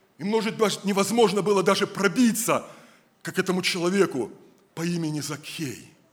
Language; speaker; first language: Russian; native; Russian